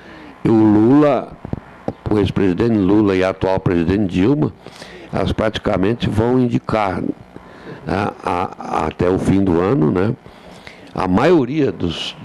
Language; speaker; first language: Portuguese; native; Portuguese